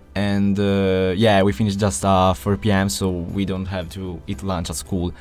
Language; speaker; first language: English; non-native, fluent; Italian